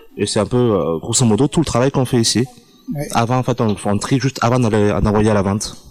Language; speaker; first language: French; native; French